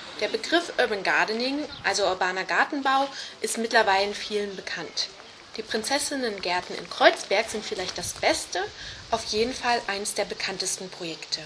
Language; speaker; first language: German; native; German